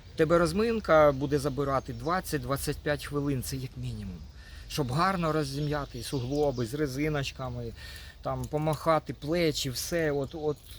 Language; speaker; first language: Ukrainian; non-native, local second language; Russian